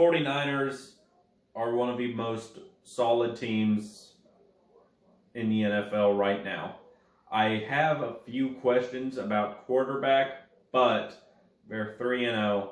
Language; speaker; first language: English; native; English